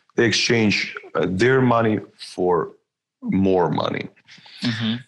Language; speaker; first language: English; non-native, fluent; Croatian